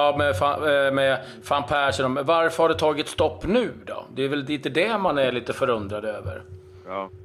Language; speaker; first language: Swedish; native; Swedish